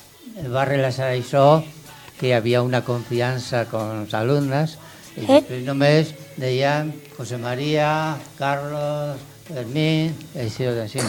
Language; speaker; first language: Catalan; non-native, local second language; Spanish